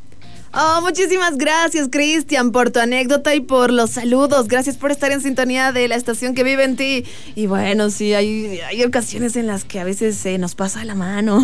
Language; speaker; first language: Spanish; native; Spanish